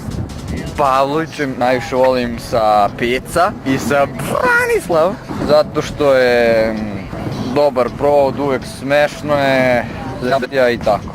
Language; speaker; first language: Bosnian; early bilingual, heritage; Italian